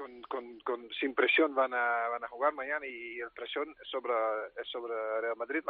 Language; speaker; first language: Spanish; non-native, fluent; Dutch